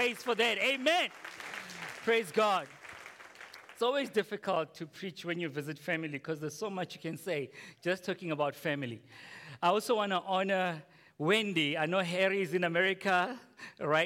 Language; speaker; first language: English; non-native, local second language; Tswana